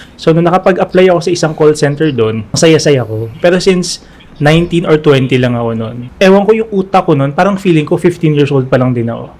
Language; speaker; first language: Filipino; native; Filipino